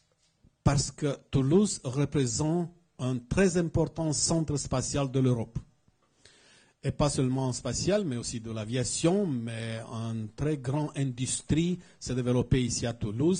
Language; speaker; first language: French; non-native, fluent; Romanian